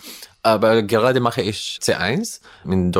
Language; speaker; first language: German; non-native, learner; Arabic